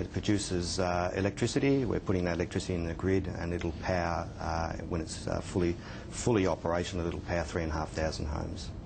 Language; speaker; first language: English; native; English